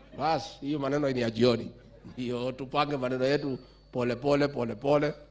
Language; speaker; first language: Swahili; non-native, local second language; Kalenjin